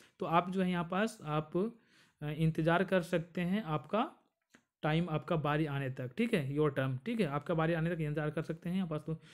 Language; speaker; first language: Hindi; native; Hindi